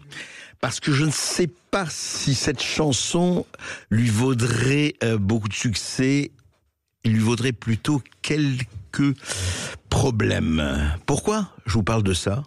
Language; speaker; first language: French; native; French